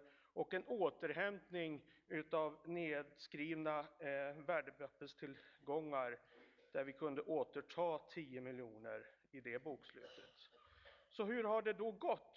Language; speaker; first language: Swedish; native; Swedish